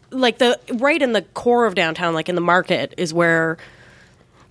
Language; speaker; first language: English; native; English